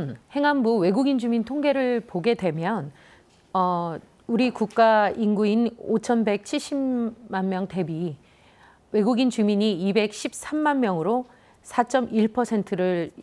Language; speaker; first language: Korean; native; Korean